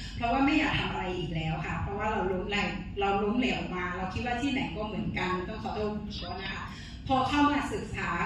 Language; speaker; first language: Thai; non-native, fluent; Burmese